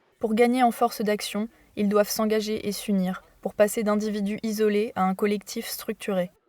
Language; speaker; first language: French; native; French